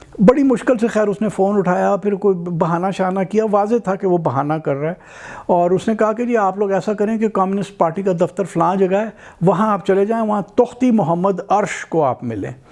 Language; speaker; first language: Urdu; native; Urdu